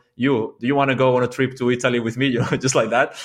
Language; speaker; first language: English; non-native, fluent; Spanish